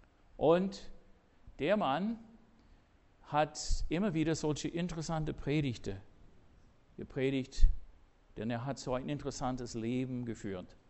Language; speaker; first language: German; non-native, fluent; English